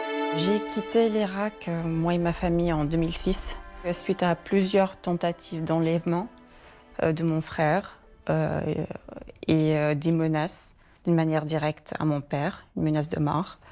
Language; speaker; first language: French; non-native, fluent; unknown